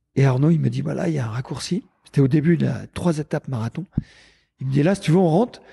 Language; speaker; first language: French; native; French